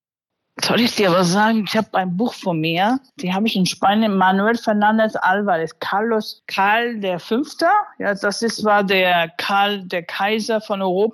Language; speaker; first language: German; non-native, fluent; English